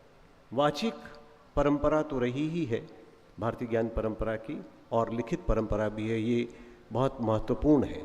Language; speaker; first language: Hindi; native; Hindi